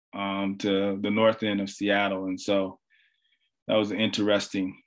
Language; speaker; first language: English; native; English